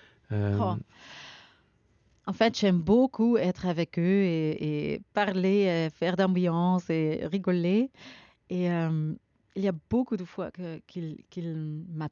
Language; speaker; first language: French; non-native, learner; Dutch